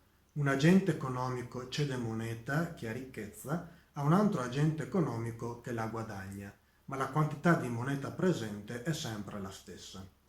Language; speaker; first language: Italian; native; Italian